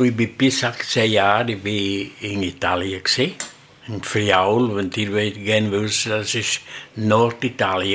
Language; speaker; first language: German; non-native, learner; Italian